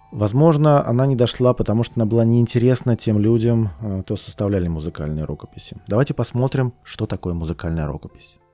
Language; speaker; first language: Russian; native; Russian